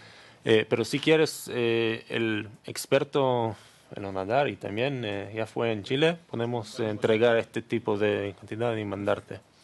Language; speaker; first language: Spanish; non-native, learner; Hebrew